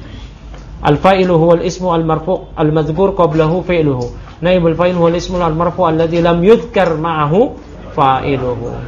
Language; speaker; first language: Arabic; non-native, fluent; Indonesian